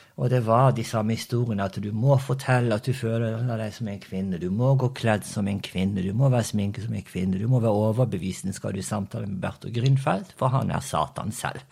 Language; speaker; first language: Norwegian; early bilingual, other home language; Portuguese